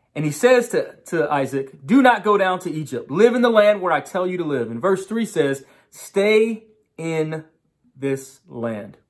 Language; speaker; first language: English; native; English